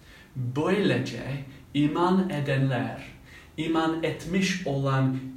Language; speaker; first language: Turkish; non-native, fluent; English